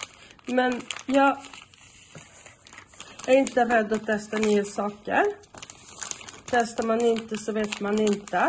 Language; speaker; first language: Swedish; non-native, fluent; Portuguese